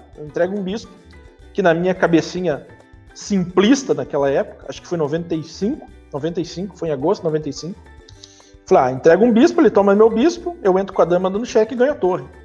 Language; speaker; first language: Portuguese; native; Portuguese